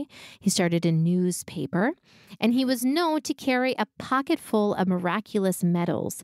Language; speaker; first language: English; native; English